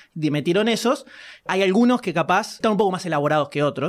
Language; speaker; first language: Spanish; native; Spanish